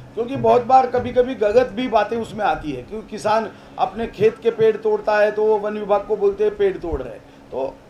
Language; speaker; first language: Hindi; non-native, local second language; Marathi